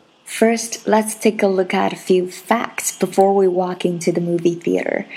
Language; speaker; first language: English; non-native, fluent; Chinese